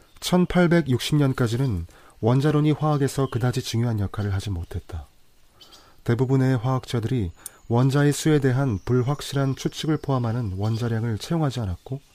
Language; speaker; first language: Korean; native; Korean